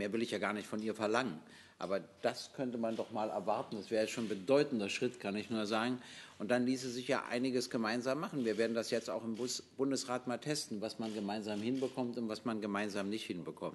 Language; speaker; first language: German; native; German